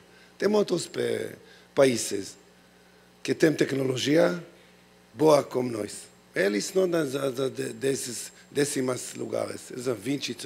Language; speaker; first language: Portuguese; non-native, learner; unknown